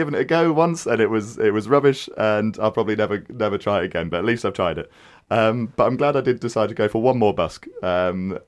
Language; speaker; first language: English; native; English